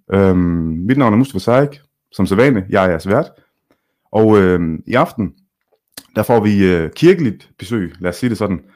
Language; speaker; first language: Danish; early bilingual, other home language; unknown